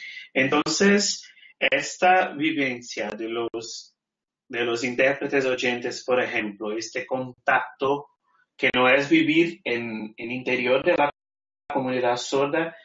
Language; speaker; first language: Spanish; non-native, fluent; Portuguese